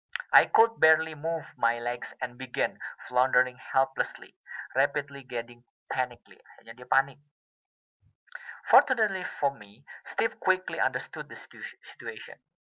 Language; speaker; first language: English; non-native, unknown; Indonesian